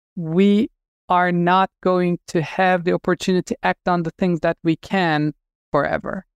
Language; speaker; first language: English; non-native, fluent; Turkish